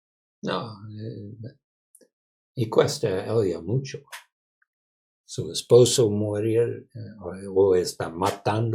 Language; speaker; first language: Spanish; non-native, learner; English